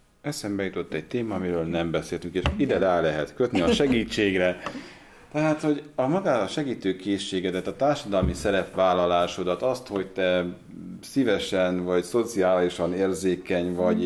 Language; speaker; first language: Hungarian; native; Hungarian